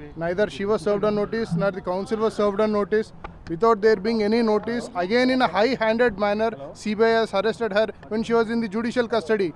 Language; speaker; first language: English; non-native, local second language; Telugu